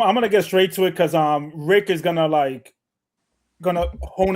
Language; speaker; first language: English; native; English